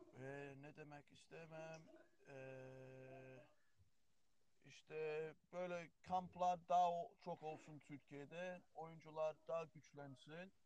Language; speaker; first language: Turkish; early bilingual, heritage; Turkish